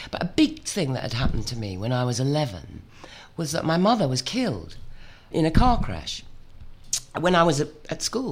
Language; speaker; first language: English; native; English